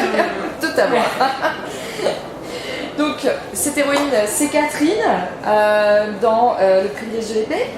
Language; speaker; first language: French; native; French